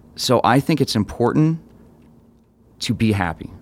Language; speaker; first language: English; native; English